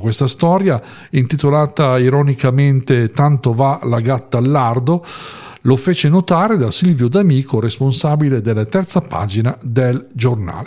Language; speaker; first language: Italian; native; Italian